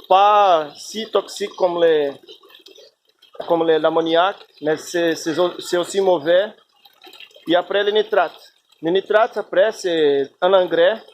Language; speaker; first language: French; non-native, fluent; Portuguese